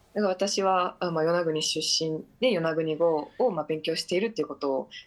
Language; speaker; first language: Japanese; native; Japanese